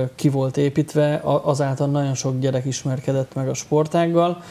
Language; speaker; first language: Hungarian; native; Hungarian